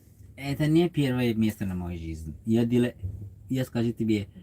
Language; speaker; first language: Russian; non-native, learner; English